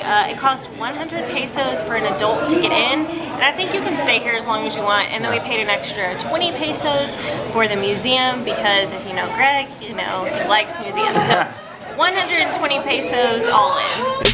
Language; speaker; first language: English; native; English